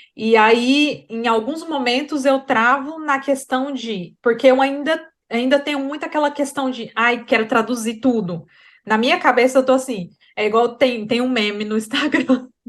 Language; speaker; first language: Portuguese; native; Portuguese